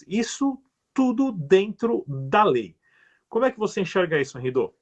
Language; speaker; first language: Portuguese; native; Portuguese